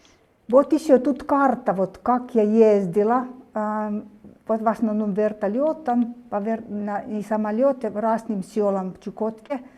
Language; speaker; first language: Russian; non-native, fluent; Finnish